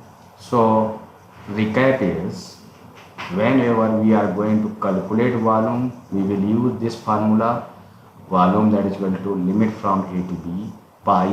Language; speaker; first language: English; non-native, local second language; Hindi